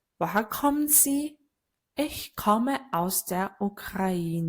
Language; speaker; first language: German; non-native, learner; Ukrainian